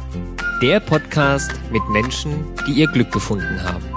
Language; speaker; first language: German; native; German